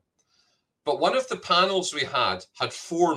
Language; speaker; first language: English; native; English